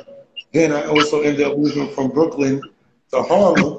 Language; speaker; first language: English; native; English